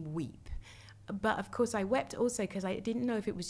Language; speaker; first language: English; native; English